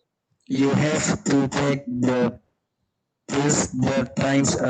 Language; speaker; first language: English; non-native, learner; Indonesian